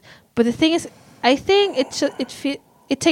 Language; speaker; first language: English; non-native, fluent; German